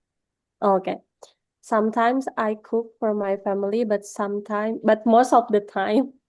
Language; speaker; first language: English; non-native, learner; Indonesian